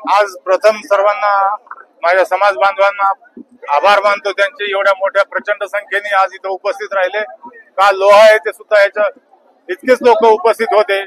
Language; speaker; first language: Marathi; non-native, local second language; Lambadi